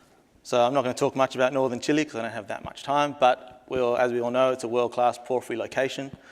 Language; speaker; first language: English; native; English